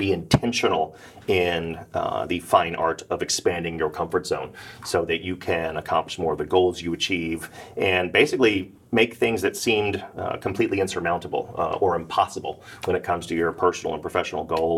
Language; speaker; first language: English; native; English